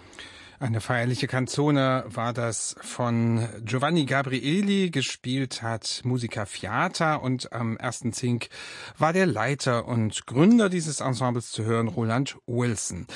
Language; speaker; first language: German; native; German